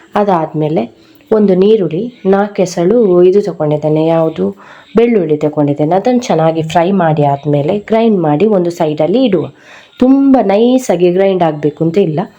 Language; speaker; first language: Kannada; non-native, local second language; Tulu